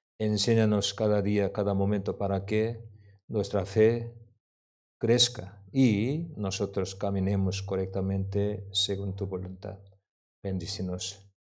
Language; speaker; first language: Spanish; non-native, learner; Korean